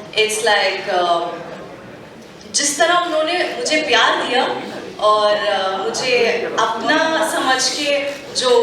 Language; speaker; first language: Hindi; non-native, local second language; Kannada